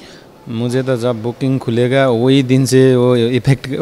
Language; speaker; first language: Hindi; non-native, learner; Nepali